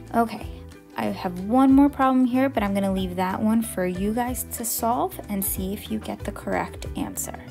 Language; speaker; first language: English; native; English